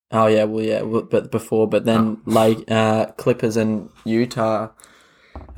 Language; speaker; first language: English; native; English